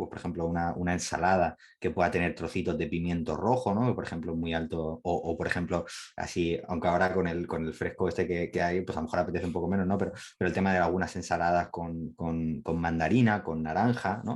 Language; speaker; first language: Spanish; native; Spanish